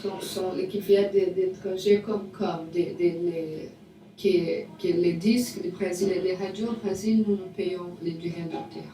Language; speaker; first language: French; non-native, learner; Portuguese